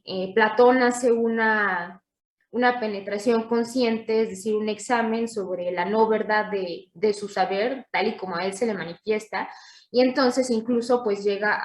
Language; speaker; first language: Spanish; native; Spanish